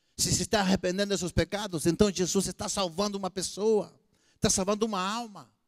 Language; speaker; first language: Portuguese; non-native, fluent; Spanish